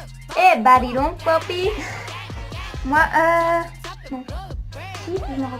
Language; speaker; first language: French; native; French